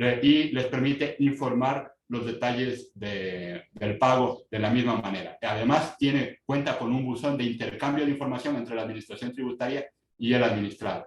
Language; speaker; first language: Spanish; native; Spanish